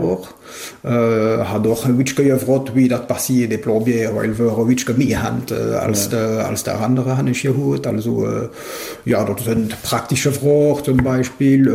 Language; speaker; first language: German; non-native, local second language; French